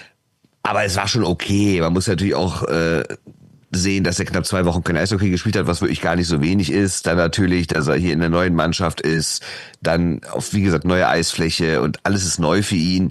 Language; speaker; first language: German; native; German